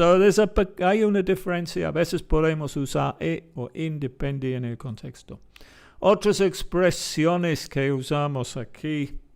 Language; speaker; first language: Spanish; non-native, fluent; English